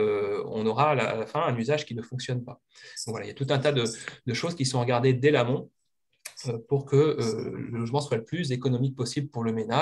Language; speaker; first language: French; native; French